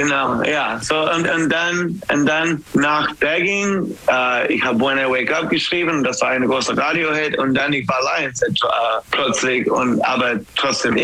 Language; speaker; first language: German; non-native, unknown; English